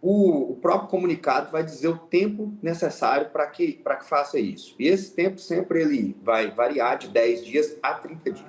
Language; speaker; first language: Portuguese; native; Portuguese